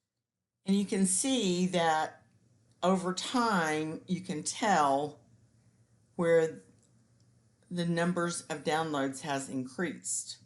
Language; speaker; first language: English; native; English